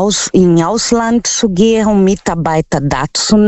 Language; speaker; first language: German; non-native, learner; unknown